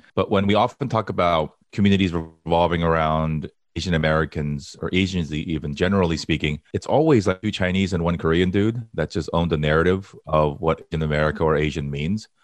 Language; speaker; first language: English; early bilingual, other home language; Korean